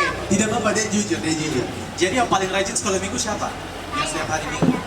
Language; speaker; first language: Malay; native; Malay